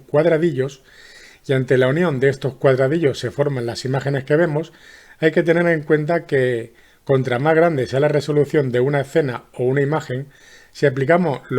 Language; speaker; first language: Spanish; native; Spanish